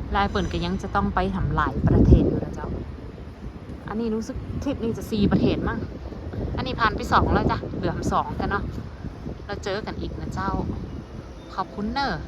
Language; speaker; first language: Thai; native; Thai